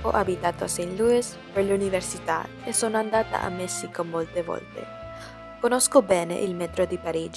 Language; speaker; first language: Italian; non-native, learner; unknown